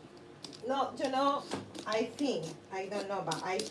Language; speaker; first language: English; non-native, learner; Spanish